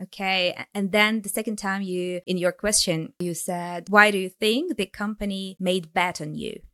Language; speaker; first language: English; non-native, fluent; Ukrainian